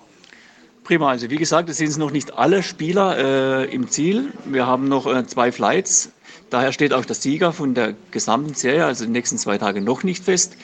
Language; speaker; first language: German; native; German